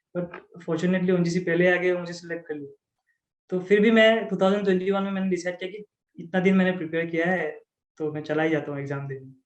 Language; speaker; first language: Hindi; non-native, local second language; Assamese